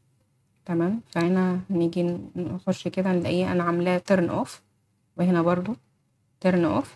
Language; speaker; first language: Arabic; native; Arabic